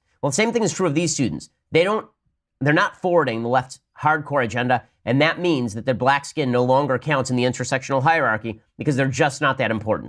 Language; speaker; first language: English; native; English